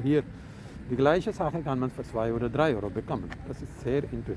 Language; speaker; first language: German; non-native, fluent; Urdu